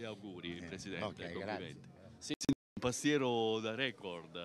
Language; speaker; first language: Italian; native; Italian